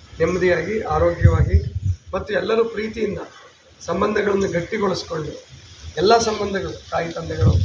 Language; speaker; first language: Kannada; native; Kannada